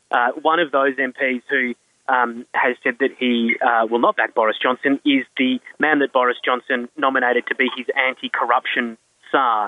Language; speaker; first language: English; native; English